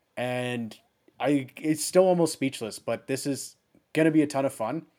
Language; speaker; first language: English; early bilingual, other home language; German